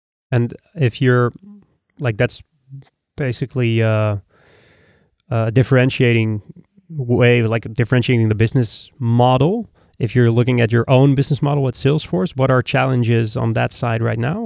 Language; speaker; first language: English; non-native, fluent; Dutch